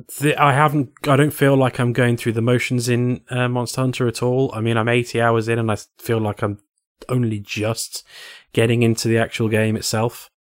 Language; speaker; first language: English; native; English